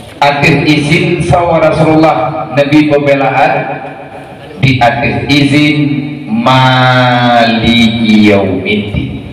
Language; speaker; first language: Malay; non-native, local second language; Achinese